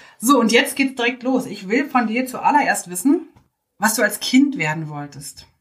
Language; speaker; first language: German; native; German